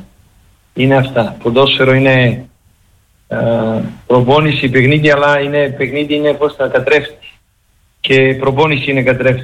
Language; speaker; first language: Greek; non-native, fluent; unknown